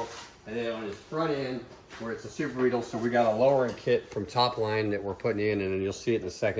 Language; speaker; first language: English; native; English